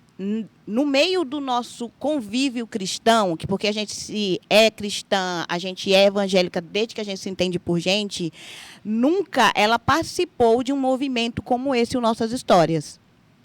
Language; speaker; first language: Portuguese; native; Portuguese